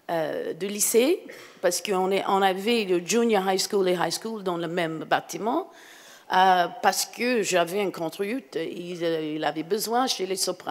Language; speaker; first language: French; non-native, fluent; English